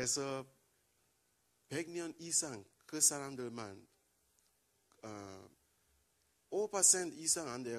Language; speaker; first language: Korean; non-native, learner; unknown